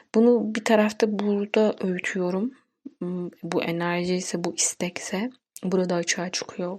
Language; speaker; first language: Turkish; non-native, local second language; Kurdish